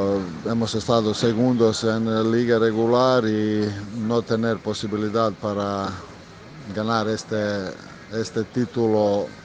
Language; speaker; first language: Spanish; non-native, learner; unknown